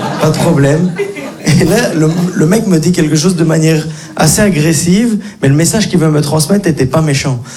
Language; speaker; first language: French; native; French